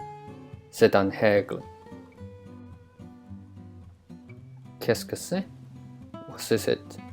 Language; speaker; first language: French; non-native, fluent; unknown